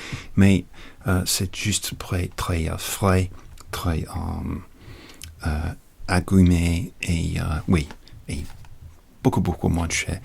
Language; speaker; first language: French; non-native, learner; English